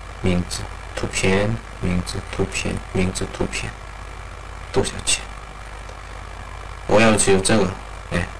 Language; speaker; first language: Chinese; non-native, learner; Korean